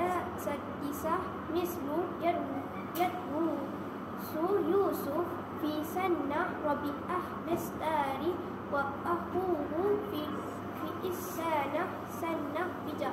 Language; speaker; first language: Arabic; non-native, learner; Malay